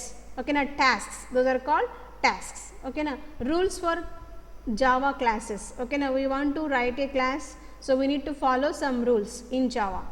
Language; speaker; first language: English; non-native, local second language; Telugu